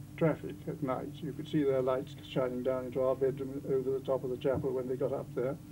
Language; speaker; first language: English; native; English